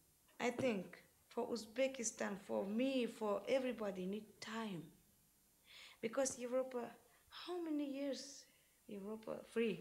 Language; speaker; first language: English; non-native, learner; Uzbek